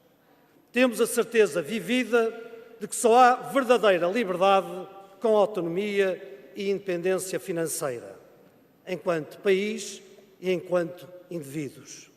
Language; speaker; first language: Portuguese; native; Portuguese